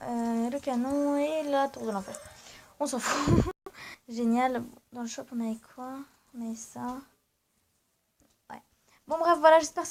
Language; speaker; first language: French; native; French